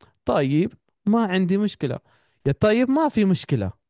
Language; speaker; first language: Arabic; non-native, learner; Hindi